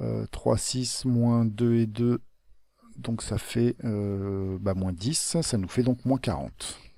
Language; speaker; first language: French; native; French